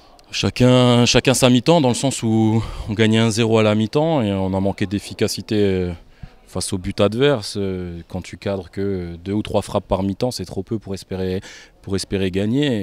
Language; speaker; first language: French; native; French